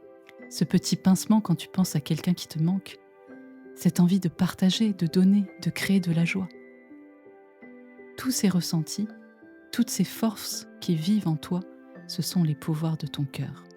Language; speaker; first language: French; native; French